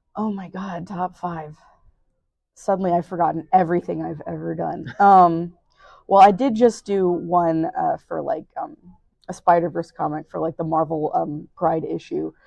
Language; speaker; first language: English; native; English